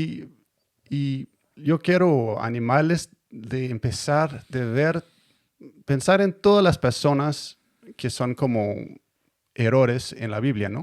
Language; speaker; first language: Spanish; non-native, learner; Danish